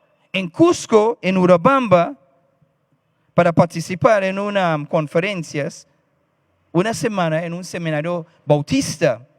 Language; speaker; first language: Spanish; non-native, fluent; English